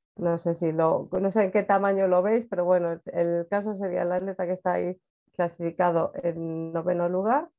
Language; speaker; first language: Spanish; native; Spanish